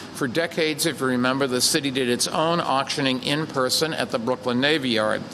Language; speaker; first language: English; native; English